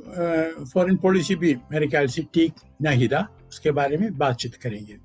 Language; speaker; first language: Hindi; non-native, local second language; Malayalam